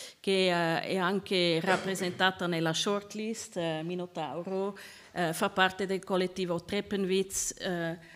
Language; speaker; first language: Italian; non-native, learner; Swiss German